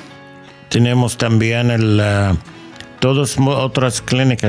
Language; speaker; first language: Spanish; non-native, learner; English